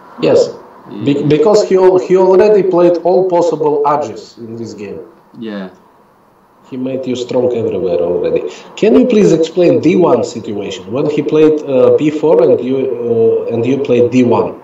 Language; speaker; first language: English; non-native, fluent; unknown